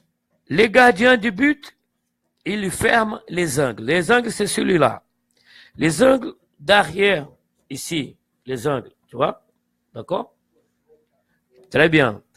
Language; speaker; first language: French; non-native, fluent; Portuguese